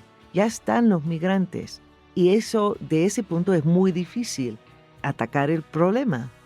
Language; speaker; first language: Spanish; non-native, fluent; English